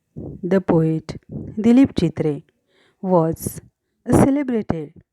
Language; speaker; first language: English; non-native, local second language; Marathi